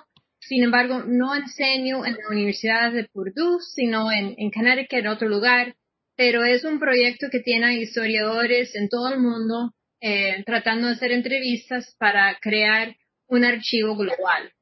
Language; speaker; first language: Spanish; non-native, fluent; English